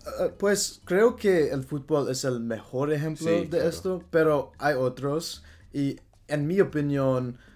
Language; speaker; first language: Spanish; non-native, learner; English